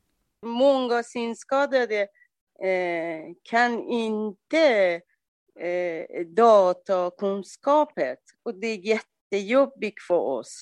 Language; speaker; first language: Swedish; non-native, learner; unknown